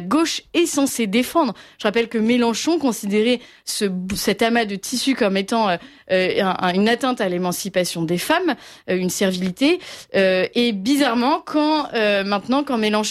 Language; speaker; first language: French; native; French